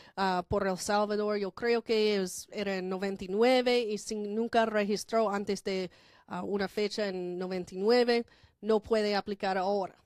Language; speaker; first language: Spanish; non-native, fluent; English